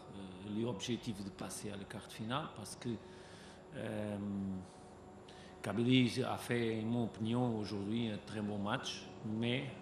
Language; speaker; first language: French; non-native, learner; Portuguese